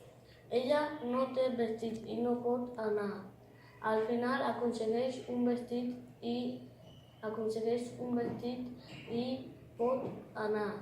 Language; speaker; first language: Catalan; non-native, learner; Spanish